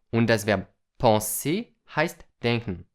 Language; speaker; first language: German; non-native, fluent; French